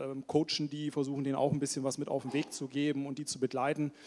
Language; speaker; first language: German; native; German